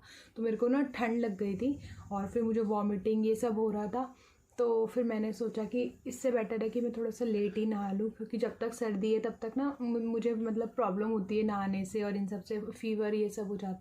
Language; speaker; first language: Hindi; native; Hindi